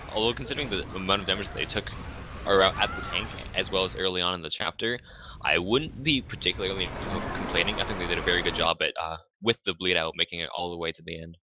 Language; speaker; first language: English; native; English